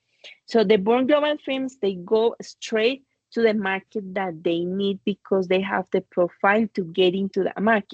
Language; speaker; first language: English; non-native, fluent; Spanish